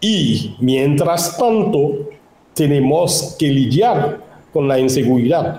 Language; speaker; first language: Spanish; non-native, local second language; Haitian Creole